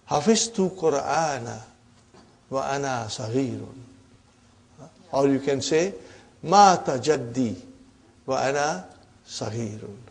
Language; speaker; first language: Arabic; non-native, fluent; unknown